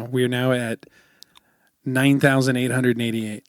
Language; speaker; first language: English; native; English